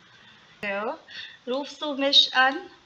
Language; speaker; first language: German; non-native, fluent; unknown